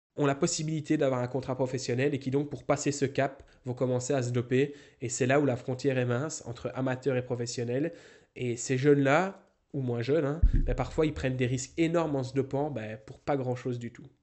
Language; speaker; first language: French; native; French